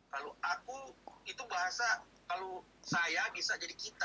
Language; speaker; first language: Indonesian; native; Indonesian